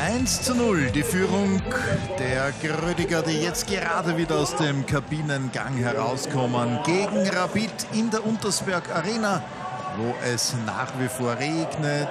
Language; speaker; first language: German; native; German